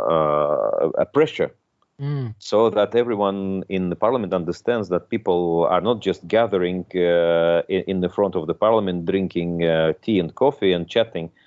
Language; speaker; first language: English; non-native, fluent; Russian